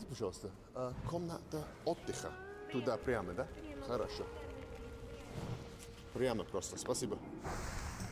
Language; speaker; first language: Russian; non-native, learner; English